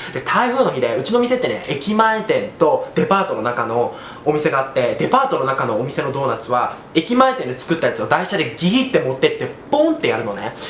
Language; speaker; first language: Japanese; native; Japanese